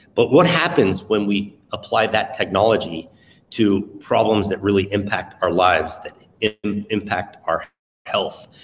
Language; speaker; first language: English; non-native, fluent; Spanish